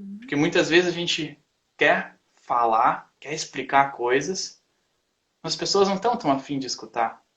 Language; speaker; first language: Portuguese; native; Portuguese